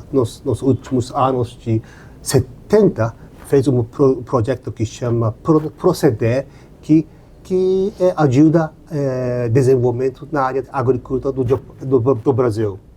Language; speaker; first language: Portuguese; non-native, learner; Japanese